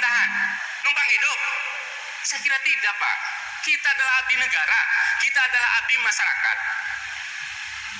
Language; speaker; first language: Indonesian; non-native, local second language; Sundanese